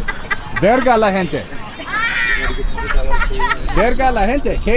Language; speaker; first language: Spanish; non-native, learner; English